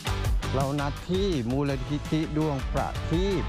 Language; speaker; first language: Thai; native; Thai